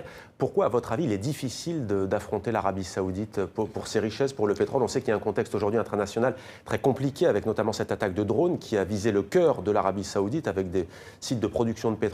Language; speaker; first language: French; native; French